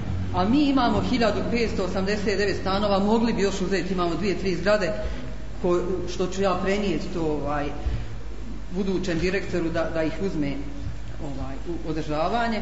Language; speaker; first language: Croatian; native; Croatian